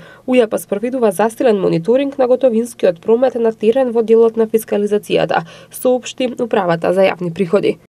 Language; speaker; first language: Macedonian; native; Macedonian